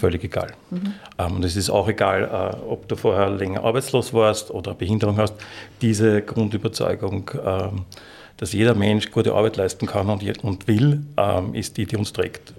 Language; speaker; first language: German; native; German